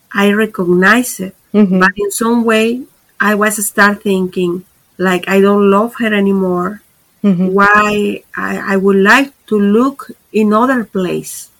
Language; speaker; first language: English; non-native, fluent; Spanish